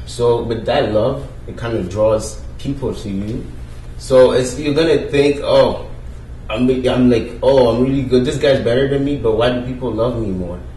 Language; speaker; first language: English; non-native, local second language; Ewe